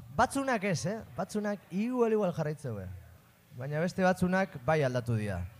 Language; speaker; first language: Basque; native; Basque